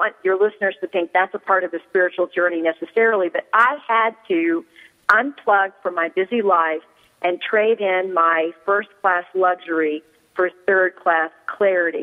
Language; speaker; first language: English; native; English